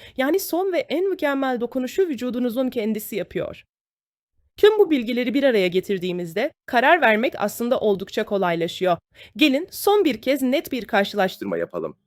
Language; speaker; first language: Turkish; native; Turkish